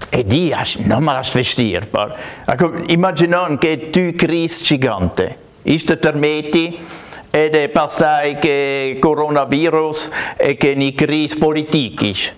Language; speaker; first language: Albanian; non-native, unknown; German